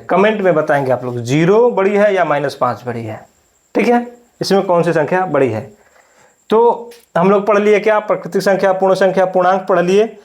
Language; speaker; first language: Hindi; native; Hindi